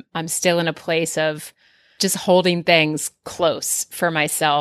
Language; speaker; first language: English; native; English